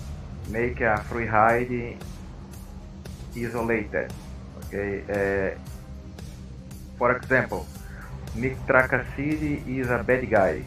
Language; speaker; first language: English; non-native, learner; Portuguese